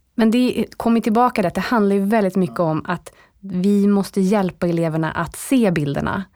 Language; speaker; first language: Swedish; native; Swedish